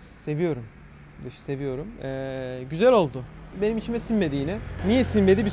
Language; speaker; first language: Turkish; native; Turkish